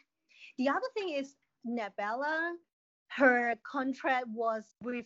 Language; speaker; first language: English; non-native, local second language; Cantonese